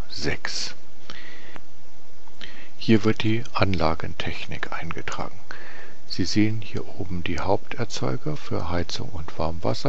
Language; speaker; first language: German; native; German